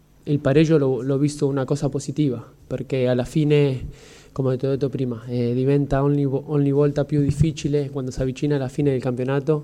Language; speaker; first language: Italian; non-native, fluent; Spanish